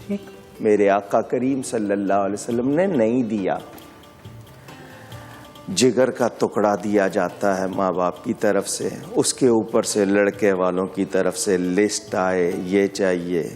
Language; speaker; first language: Urdu; native; Urdu